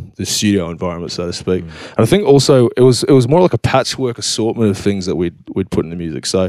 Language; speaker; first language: English; native; English